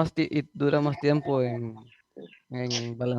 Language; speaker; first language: Spanish; native; Spanish